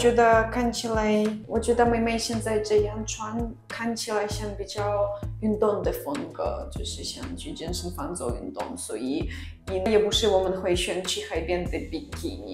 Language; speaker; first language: Chinese; non-native, fluent; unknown